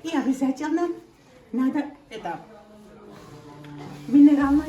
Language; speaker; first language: Russian; non-native, local second language; Georgian